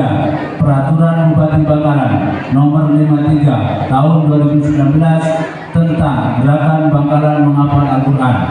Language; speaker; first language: Indonesian; native; Indonesian